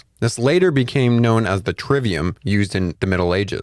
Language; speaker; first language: English; native; English